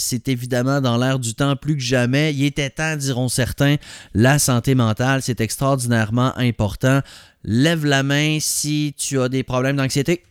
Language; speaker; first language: French; native; French